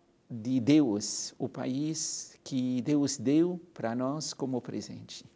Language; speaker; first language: Portuguese; non-native, fluent; Arabic